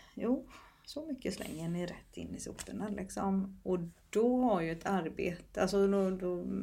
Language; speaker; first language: Swedish; native; Swedish